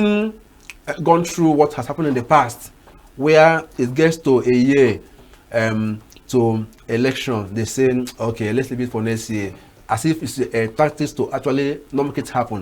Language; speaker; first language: English; non-native, local second language; Igbo